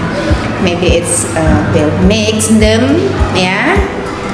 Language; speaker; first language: English; non-native, learner; Indonesian